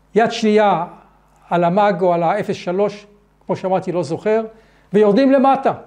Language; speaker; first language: Hebrew; early bilingual, other home language; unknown